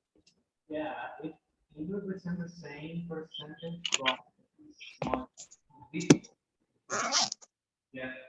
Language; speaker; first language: English; non-native, learner; Spanish